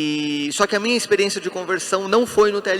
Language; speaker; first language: Portuguese; native; Portuguese